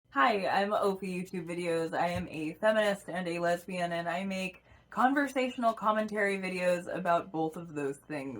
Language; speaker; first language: English; native; English